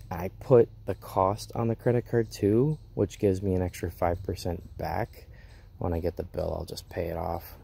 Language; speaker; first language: English; native; English